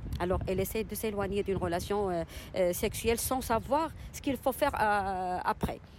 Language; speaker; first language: French; non-native, local second language; Arabic